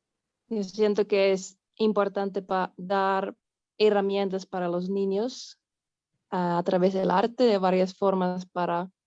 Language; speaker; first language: Spanish; non-native, fluent; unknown